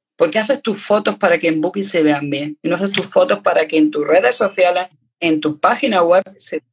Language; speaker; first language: Spanish; native; Spanish